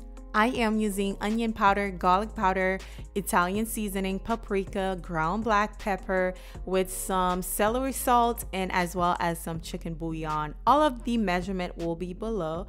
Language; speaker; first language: English; native; English